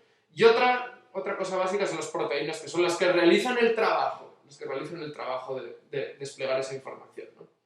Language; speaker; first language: Spanish; native; Spanish